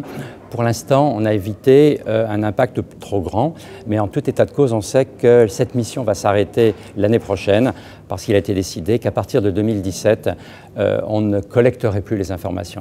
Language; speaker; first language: French; native; French